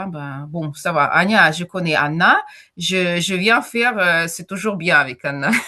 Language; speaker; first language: French; non-native, fluent; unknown